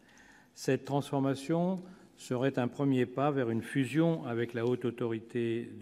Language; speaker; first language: French; native; French